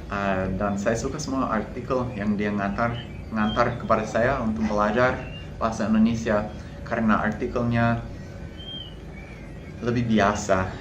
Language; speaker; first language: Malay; non-native, fluent; English